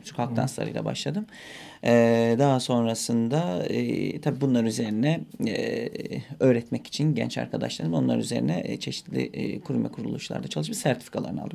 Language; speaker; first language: Turkish; native; Turkish